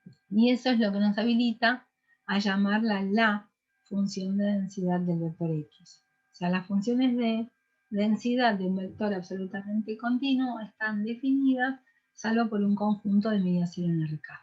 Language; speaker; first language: Spanish; native; Spanish